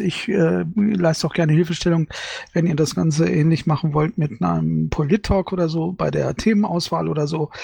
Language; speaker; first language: German; native; German